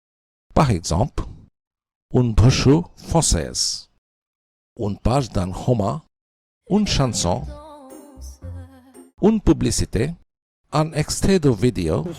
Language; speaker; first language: French; non-native, fluent; Bangla